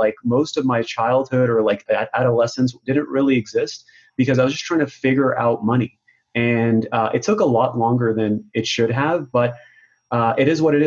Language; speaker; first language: English; non-native, local second language; Urdu